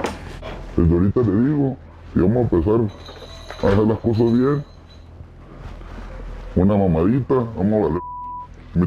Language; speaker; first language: Spanish; native; Spanish